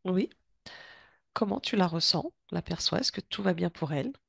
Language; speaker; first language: French; native; French